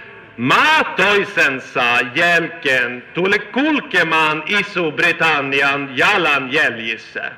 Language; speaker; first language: Finnish; non-native, fluent; Swedish